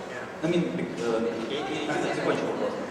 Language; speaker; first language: Russian; native; Russian